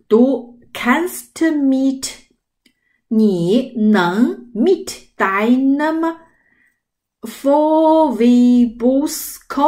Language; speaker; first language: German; non-native, learner; Chinese